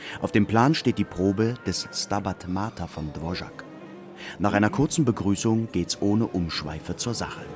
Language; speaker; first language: German; native; German